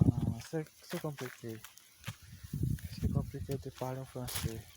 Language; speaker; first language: French; non-native, learner; Portuguese